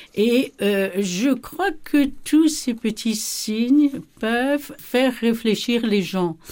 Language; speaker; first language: French; native; French